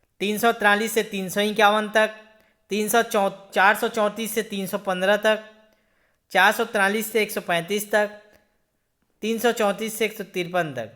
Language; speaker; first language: Hindi; native; Hindi